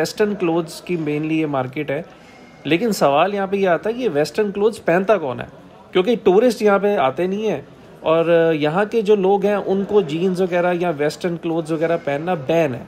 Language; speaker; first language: Hindi; native; Hindi